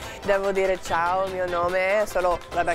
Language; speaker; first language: Italian; non-native, learner; English